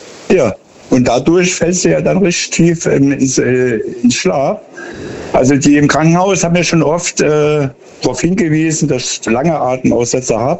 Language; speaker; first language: German; native; German